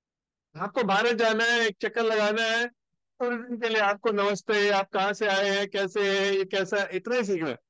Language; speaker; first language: Hindi; native; Hindi